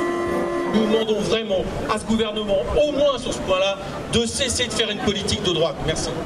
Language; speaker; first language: French; native; French